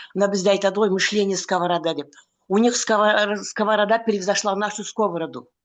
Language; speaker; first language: Russian; non-native, local second language; Kazakh